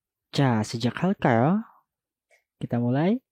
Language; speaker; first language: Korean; non-native, fluent; Indonesian